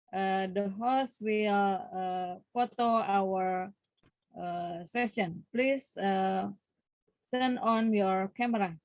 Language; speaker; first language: English; non-native, learner; Indonesian